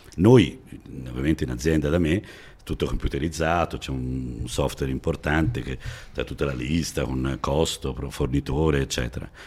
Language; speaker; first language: Italian; native; Italian